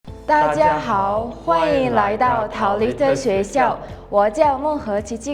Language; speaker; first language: Chinese; non-native, learner; Mongolian